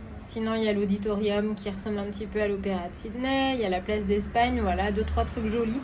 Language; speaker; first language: French; native; French